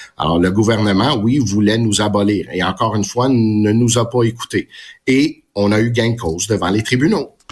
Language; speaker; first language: French; non-native, local second language; English